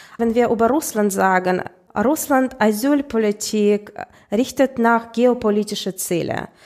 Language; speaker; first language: German; non-native, fluent; Russian